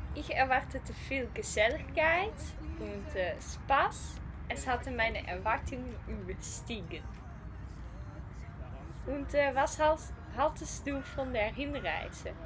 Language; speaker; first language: German; non-native, learner; Dutch